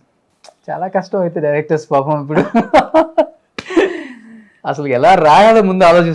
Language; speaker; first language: Telugu; native; Telugu